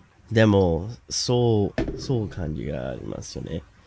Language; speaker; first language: Japanese; non-native, learner; English